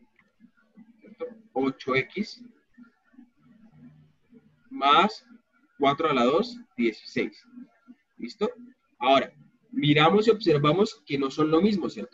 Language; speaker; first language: Spanish; native; Spanish